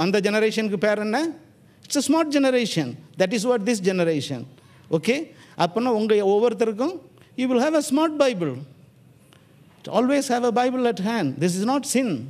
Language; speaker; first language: English; non-native, local second language; Tamil